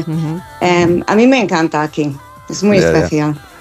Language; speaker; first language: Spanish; non-native, learner; English